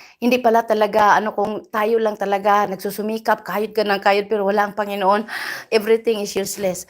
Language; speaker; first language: Filipino; native; Filipino